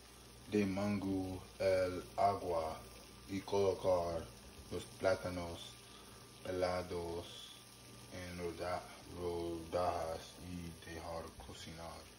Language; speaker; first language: Spanish; non-native, learner; English